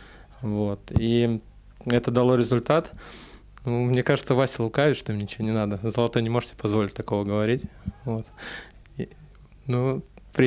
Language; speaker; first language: Russian; native; Russian